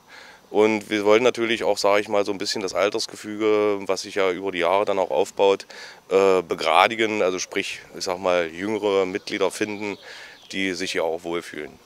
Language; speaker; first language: German; native; German